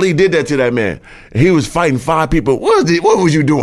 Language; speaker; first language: English; native; English